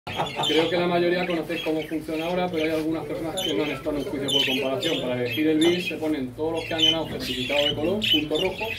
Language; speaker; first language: Spanish; native; Spanish